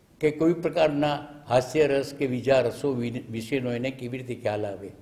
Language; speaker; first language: Gujarati; native; Gujarati